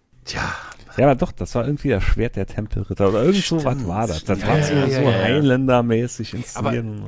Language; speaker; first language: German; native; German